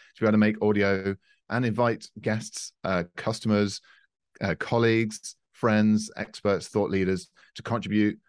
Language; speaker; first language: English; native; English